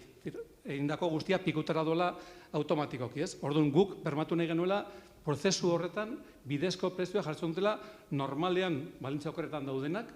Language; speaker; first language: Basque; native; Basque